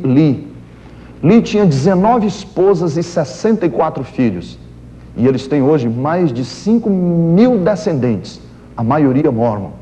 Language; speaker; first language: Portuguese; native; Portuguese